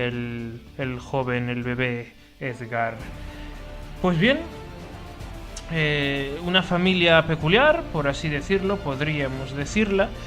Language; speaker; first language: Spanish; native; Spanish